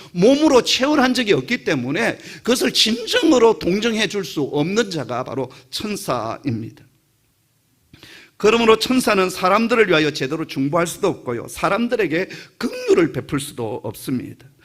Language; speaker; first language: Korean; native; Korean